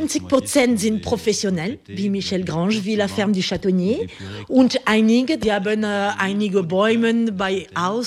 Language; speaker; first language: German; non-native, learner; French